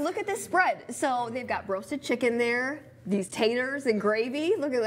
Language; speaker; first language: English; native; English